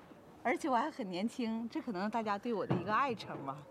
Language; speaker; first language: Chinese; native; Chinese